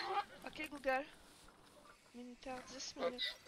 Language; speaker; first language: French; native; French